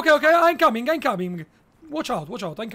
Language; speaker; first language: English; non-native, learner; Italian